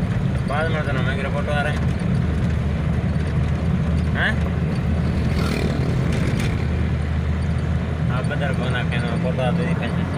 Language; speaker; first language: Hindi; non-native, local second language; Sindhi